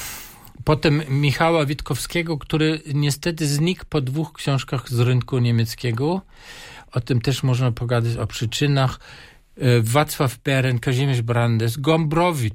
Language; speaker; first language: Polish; non-native, fluent; German